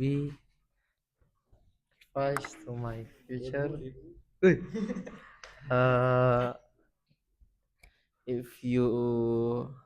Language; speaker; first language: English; non-native, learner; Indonesian